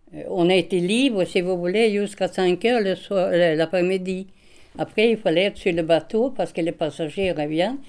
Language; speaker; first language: French; non-native, fluent; Swedish